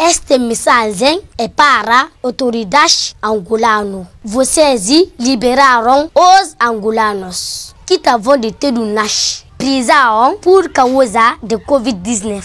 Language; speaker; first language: Portuguese; non-native, learner; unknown